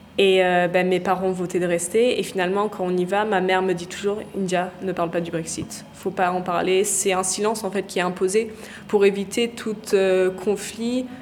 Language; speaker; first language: French; early bilingual, other home language; English